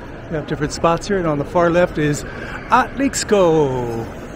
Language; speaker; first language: English; early bilingual, other home language; Spanish